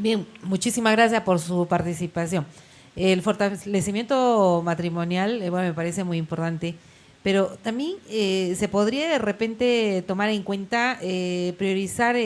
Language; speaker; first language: Spanish; native; Spanish